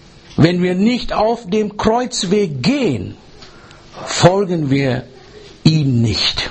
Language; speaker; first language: German; non-native, learner; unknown